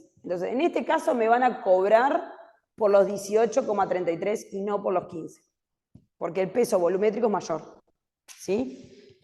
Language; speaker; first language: Spanish; native; Spanish